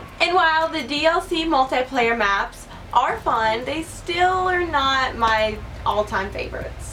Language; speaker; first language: English; native; English